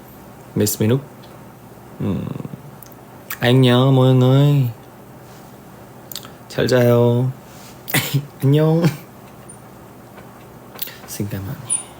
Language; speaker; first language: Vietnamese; non-native, learner; Korean